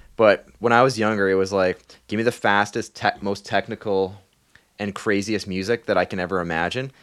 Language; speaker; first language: English; native; English